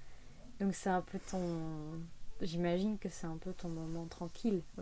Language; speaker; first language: French; native; French